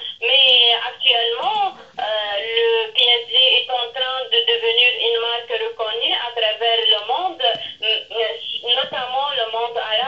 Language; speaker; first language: French; non-native, local second language; Arabic